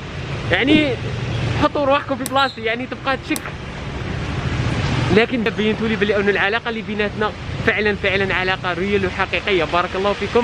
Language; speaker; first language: Arabic; native; Arabic